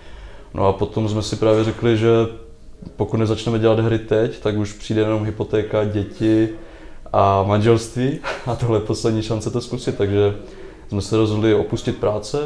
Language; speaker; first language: Czech; native; Czech